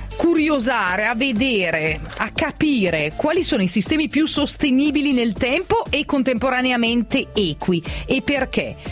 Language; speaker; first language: Italian; native; Italian